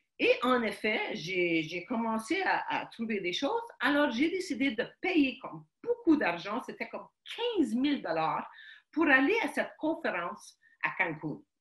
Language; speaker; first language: French; early bilingual, other home language; Ukrainian